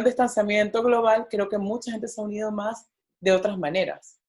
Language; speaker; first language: Spanish; native; Spanish